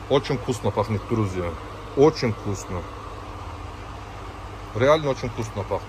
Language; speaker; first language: Russian; non-native, learner; Turkish